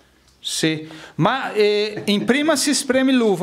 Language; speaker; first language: Italian; non-native, learner; Portuguese